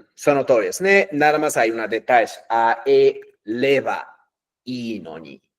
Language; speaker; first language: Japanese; native; Japanese